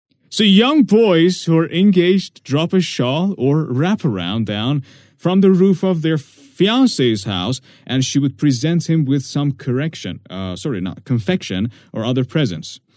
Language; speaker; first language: English; non-native, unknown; Persian